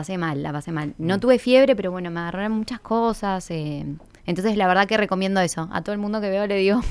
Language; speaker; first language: Spanish; native; Spanish